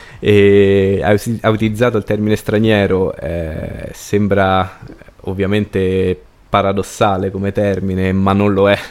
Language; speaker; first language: Italian; native; Italian